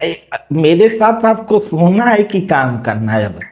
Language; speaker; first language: Hindi; native; Hindi